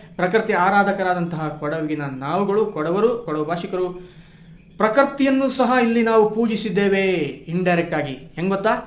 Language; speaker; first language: Kannada; non-native, local second language; Kodava